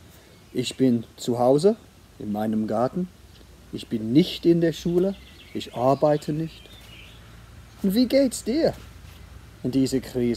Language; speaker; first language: German; non-native, fluent; English